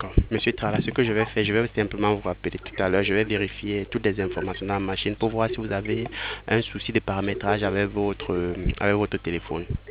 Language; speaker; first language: French; native; French